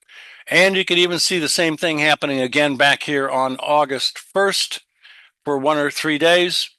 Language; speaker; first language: English; native; English